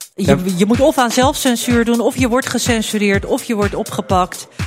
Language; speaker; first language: Dutch; early bilingual, other home language; Turkish